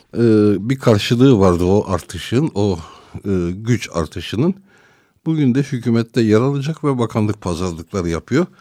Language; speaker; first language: Turkish; non-native, local second language; Armenian